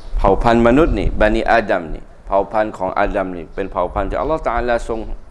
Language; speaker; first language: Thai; non-native, local second language; Malay